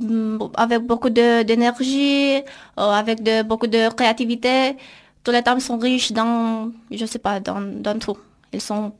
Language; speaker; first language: French; non-native, learner; Romanian